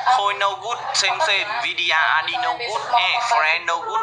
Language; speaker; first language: English; non-native, learner; Vietnamese